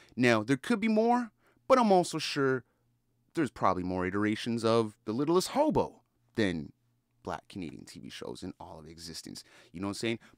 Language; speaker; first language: English; native; English